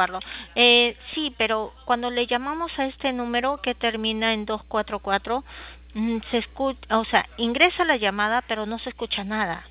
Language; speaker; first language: Spanish; native; Spanish